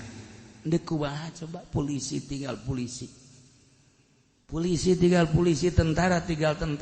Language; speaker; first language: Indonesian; non-native, local second language; Sundanese